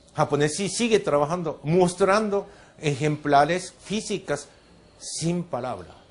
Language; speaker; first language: Spanish; non-native, fluent; Japanese